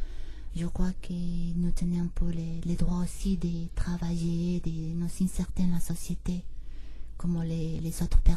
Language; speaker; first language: French; non-native, fluent; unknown